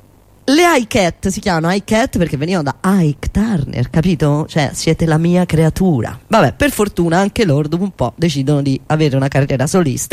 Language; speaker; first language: Italian; native; Italian